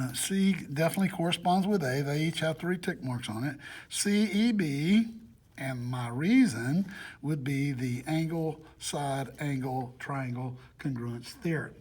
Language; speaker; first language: English; native; English